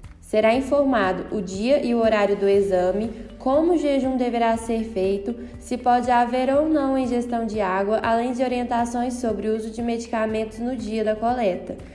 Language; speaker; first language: Portuguese; native; Portuguese